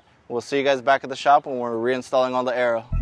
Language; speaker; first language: English; native; English